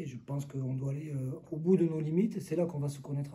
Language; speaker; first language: French; native; French